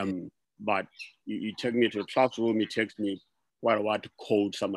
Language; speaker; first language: English; non-native, local second language; Southern Sotho